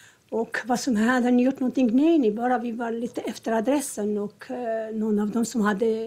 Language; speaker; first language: Swedish; non-native, learner; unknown